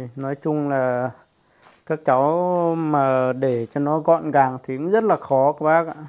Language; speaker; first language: Vietnamese; non-native, local second language; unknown